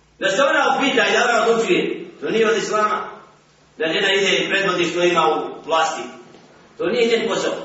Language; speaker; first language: Bosnian; native; Bosnian